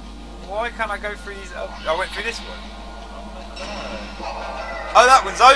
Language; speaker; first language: English; native; English